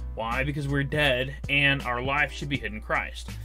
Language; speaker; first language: English; native; English